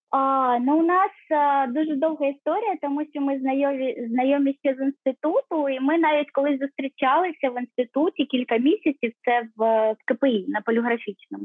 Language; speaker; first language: Ukrainian; native; Ukrainian